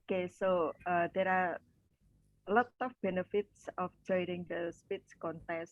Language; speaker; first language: English; non-native, fluent; Indonesian